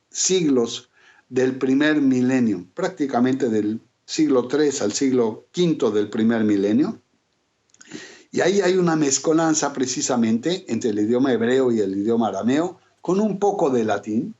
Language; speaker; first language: Spanish; native; Spanish